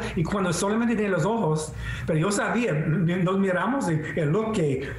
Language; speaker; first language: Spanish; non-native, fluent; English